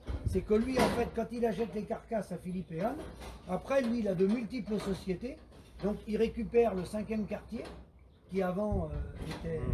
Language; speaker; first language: French; native; French